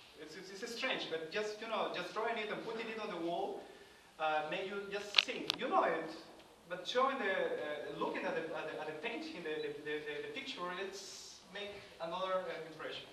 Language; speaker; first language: English; non-native, fluent; Spanish